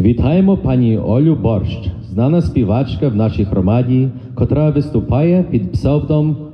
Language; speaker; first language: Ukrainian; early bilingual, other home language; English